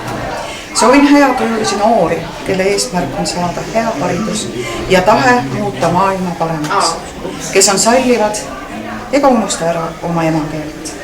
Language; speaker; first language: Estonian; native; Estonian